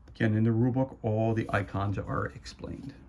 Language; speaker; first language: English; native; English